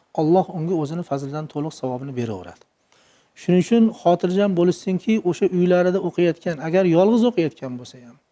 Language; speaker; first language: Uzbek; native; Uzbek